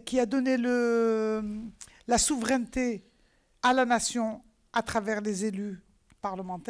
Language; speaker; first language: French; non-native, local second language; Arabic